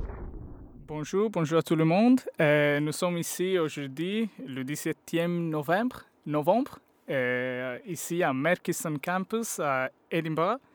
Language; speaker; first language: French; non-native, learner; Italian